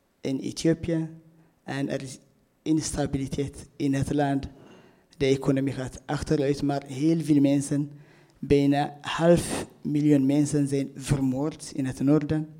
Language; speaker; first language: Dutch; non-native, fluent; Tigrinya